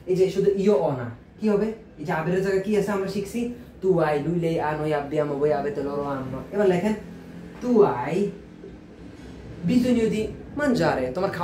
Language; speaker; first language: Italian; non-native, fluent; Bangla